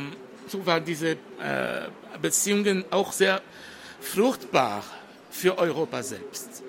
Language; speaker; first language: German; non-native, fluent; French